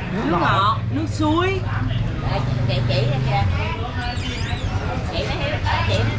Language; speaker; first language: Vietnamese; native; Vietnamese